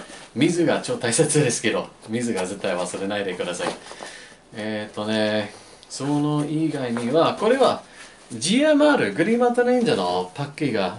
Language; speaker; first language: Japanese; non-native, learner; English